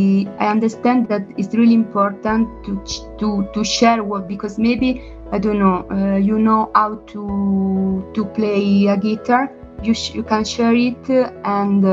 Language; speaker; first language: English; non-native, learner; Italian